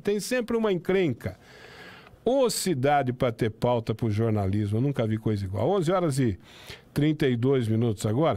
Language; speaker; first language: Portuguese; native; Portuguese